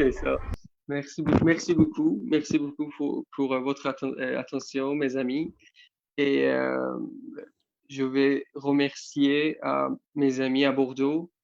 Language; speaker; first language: French; non-native, fluent; Persian